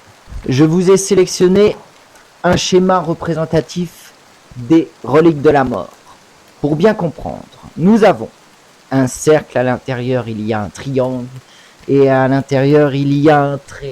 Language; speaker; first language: French; native; French